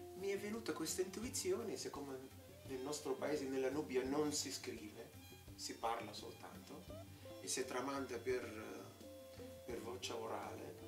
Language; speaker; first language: Italian; non-native, fluent; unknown